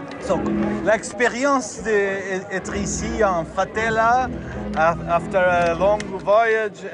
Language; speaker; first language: French; non-native, learner; English